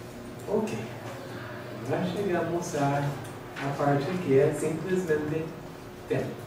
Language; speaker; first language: Portuguese; non-native, learner; English